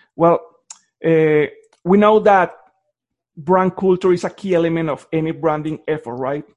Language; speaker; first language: English; non-native, fluent; Spanish